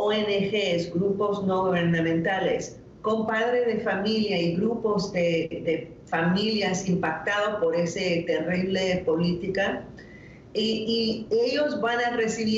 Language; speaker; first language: Spanish; non-native, fluent; English